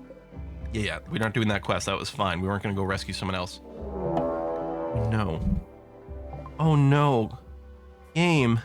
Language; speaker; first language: English; native; English